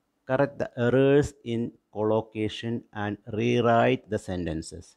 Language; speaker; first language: English; non-native, local second language; Malayalam